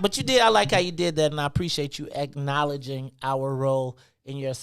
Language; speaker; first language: English; native; English